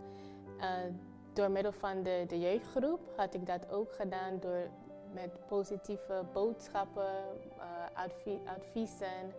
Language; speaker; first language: Dutch; non-native, fluent; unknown